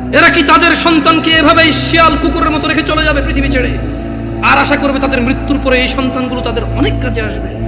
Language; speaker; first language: Bangla; early bilingual, heritage; Bangla